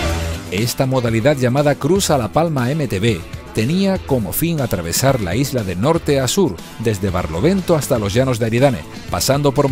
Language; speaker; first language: Spanish; native; Spanish